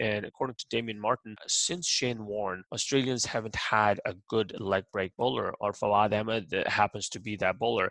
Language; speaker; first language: English; non-native, local second language; Urdu